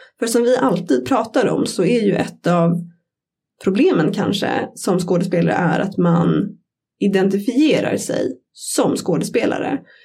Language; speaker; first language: Swedish; native; Swedish